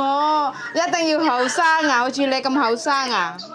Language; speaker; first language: Cantonese; non-native, learner; Javanese